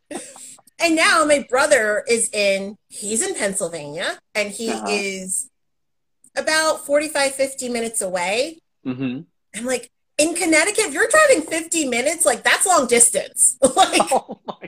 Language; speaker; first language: English; native; English